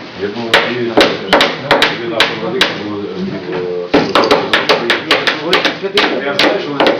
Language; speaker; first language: Russian; non-native, local second language; Ukrainian